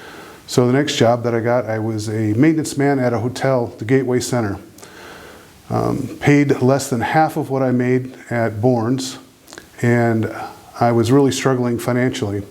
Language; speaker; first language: English; native; English